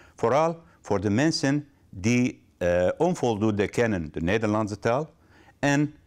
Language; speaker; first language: Dutch; non-native, fluent; Arabic